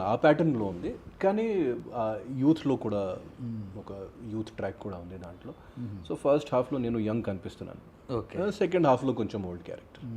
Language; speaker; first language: Telugu; non-native, fluent; Hindi